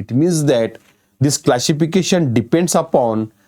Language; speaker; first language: English; non-native, local second language; Marathi